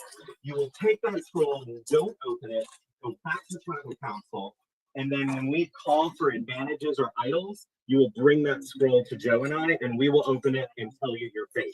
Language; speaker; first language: English; native; English